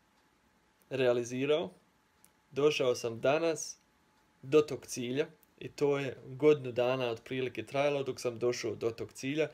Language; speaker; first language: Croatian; early bilingual, heritage; Croatian